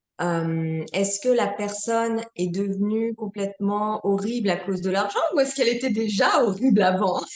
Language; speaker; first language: French; native; French